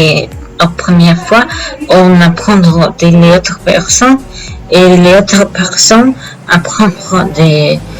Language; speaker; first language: French; non-native, learner; Spanish